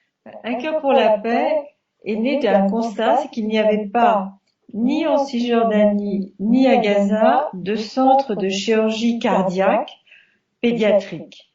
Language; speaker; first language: French; native; French